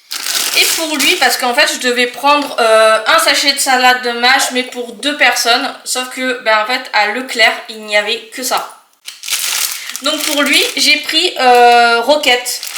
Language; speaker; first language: French; native; French